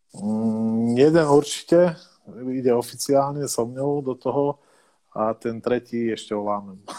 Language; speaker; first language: Slovak; native; Slovak